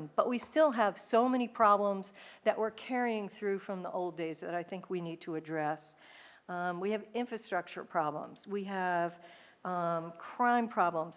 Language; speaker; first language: English; native; English